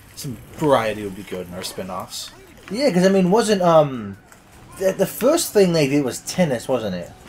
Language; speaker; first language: English; native; English